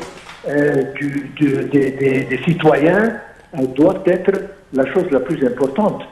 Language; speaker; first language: French; non-native, fluent; Arabic